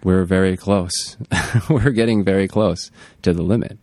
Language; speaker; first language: English; native; English